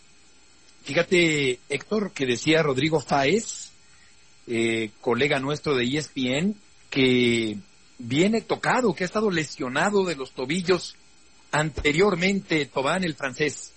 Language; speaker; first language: Spanish; native; Spanish